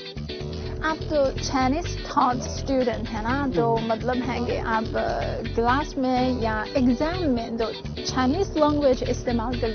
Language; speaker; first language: Hindi; non-native, fluent; Chinese